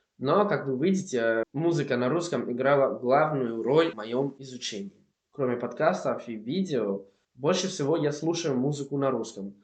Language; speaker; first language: Russian; non-native, fluent; Spanish